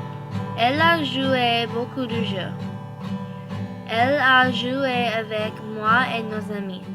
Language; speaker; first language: French; non-native, learner; English